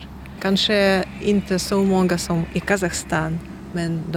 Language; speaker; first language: Swedish; non-native, learner; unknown